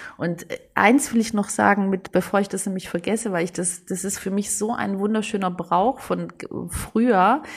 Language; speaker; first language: German; early bilingual, other home language; Greek